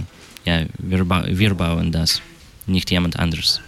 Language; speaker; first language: German; non-native, learner; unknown